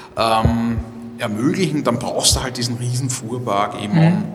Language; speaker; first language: German; native; German